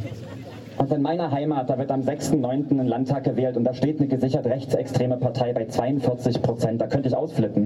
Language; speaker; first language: German; native; German